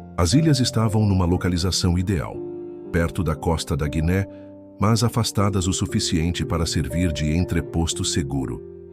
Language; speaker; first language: Portuguese; non-native, local second language; Kabuverdianu